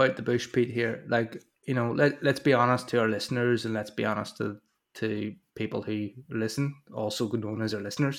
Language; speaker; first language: English; native; English